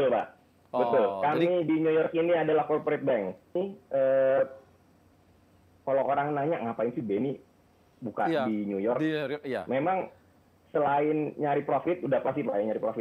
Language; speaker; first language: Indonesian; native; Indonesian